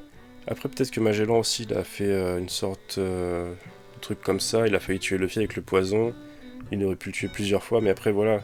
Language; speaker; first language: French; native; French